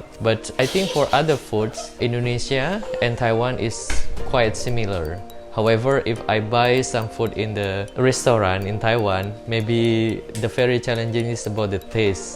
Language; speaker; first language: English; non-native, learner; Indonesian